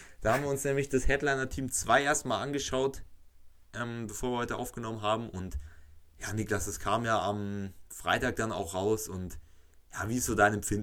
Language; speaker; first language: German; native; German